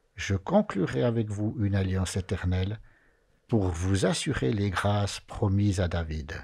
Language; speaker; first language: French; native; French